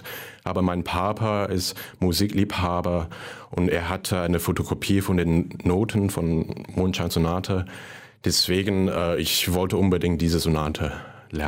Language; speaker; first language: German; non-native, fluent; Cantonese